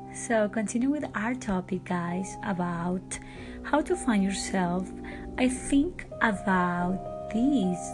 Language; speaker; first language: English; non-native, fluent; Spanish